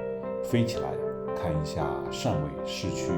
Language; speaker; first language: Chinese; native; Chinese